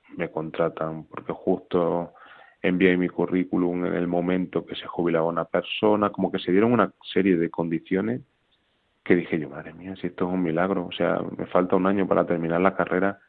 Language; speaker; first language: Spanish; native; Spanish